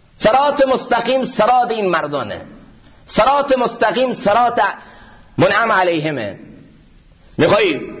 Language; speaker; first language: Persian; native; Persian